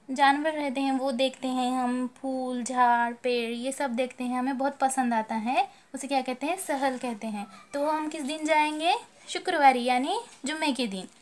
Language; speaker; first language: Urdu; native; Urdu